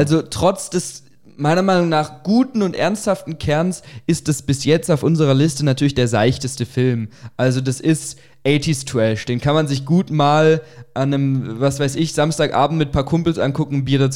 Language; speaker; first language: German; native; German